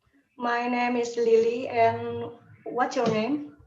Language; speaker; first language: English; non-native, learner; Indonesian